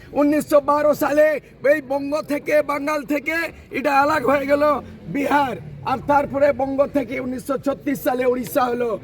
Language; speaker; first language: Bangla; non-native, local second language; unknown